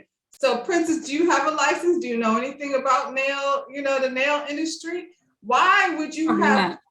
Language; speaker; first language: English; native; English